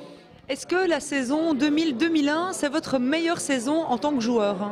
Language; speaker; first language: French; native; French